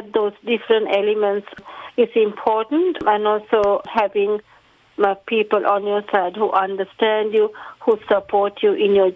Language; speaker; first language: English; non-native, local second language; Sinhala